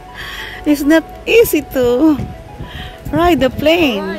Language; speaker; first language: English; non-native, local second language; Filipino